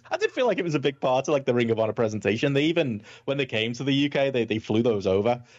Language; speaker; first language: English; native; English